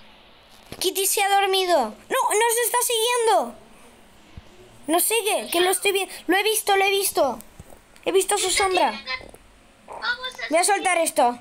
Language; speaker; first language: Spanish; native; Spanish